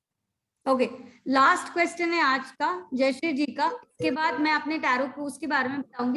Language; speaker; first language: Hindi; native; Hindi